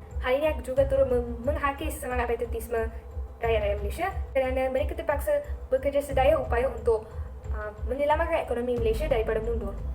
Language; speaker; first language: Malay; non-native, local second language; Tamil